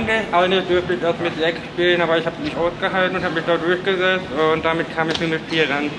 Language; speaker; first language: German; native; German